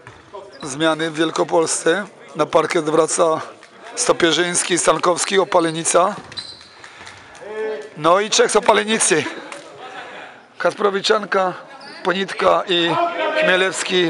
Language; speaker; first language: Polish; native; Polish